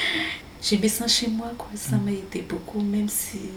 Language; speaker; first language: French; non-native, local second language; Malagasy